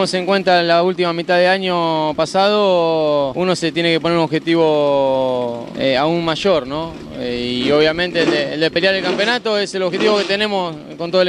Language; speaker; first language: Spanish; native; Spanish